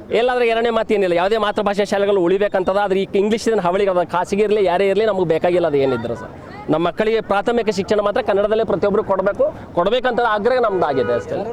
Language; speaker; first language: Kannada; native; Kannada